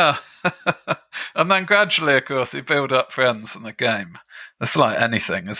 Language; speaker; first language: English; native; English